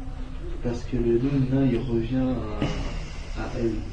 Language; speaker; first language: Arabic; non-native, learner; French